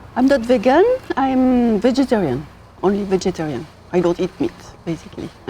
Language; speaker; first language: English; non-native, fluent; French